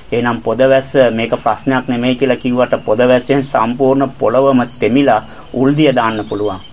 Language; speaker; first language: Sinhala; non-native, fluent; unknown